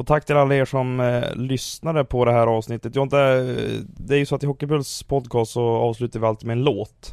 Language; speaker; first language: Swedish; native; Swedish